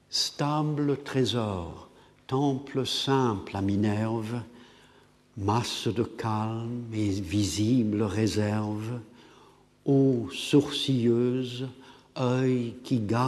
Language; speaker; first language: French; non-native, fluent; English